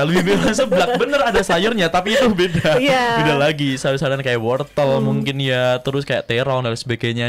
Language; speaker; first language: Indonesian; native; Indonesian